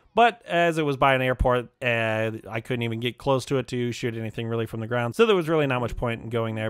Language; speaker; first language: English; native; English